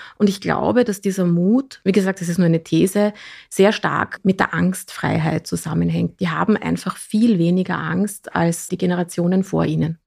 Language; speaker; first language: German; early bilingual, other home language; Persian